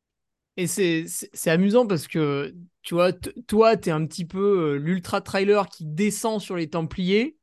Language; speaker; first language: French; native; French